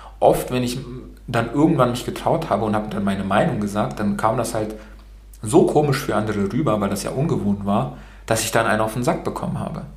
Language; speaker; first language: German; early bilingual, other home language; Romanian